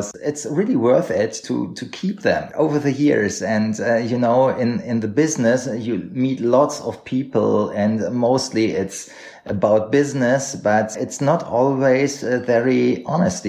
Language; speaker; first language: English; non-native, fluent; German